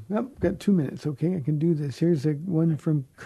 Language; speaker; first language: English; native; English